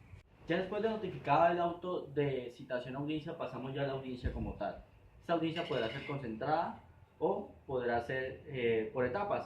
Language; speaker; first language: Spanish; native; Spanish